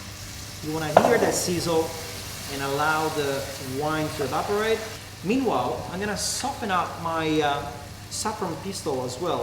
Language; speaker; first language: English; non-native, fluent; Italian